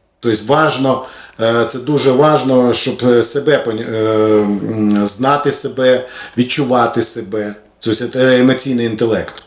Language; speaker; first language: Ukrainian; non-native, local second language; Russian